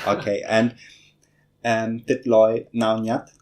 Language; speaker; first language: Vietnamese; non-native, learner; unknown